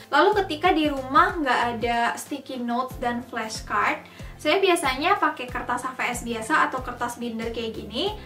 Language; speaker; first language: Indonesian; native; Indonesian